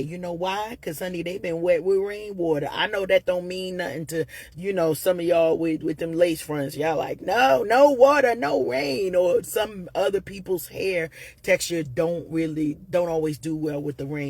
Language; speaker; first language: English; native; English